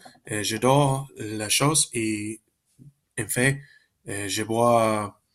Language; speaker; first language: French; non-native, learner; Spanish